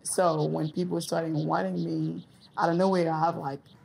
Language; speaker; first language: English; early bilingual, other home language; Haitian Creole